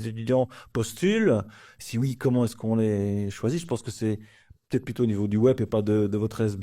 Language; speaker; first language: French; native; French